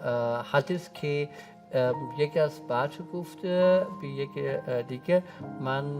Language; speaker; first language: Persian; non-native, learner; German